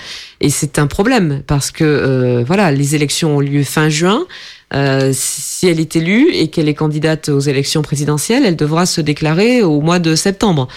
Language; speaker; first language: French; native; French